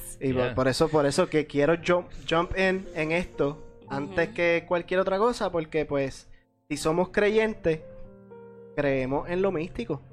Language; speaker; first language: Spanish; native; Spanish